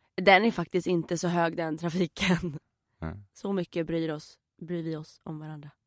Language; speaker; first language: Swedish; native; Swedish